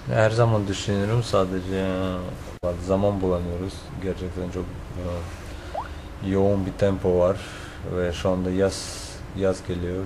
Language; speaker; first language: Turkish; non-native, fluent; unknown